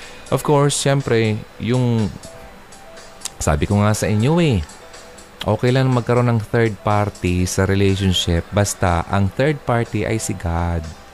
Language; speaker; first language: Filipino; native; Filipino